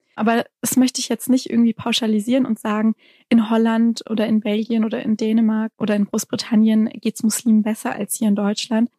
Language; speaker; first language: German; native; German